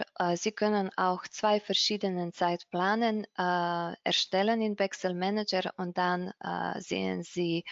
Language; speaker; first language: German; non-native, fluent; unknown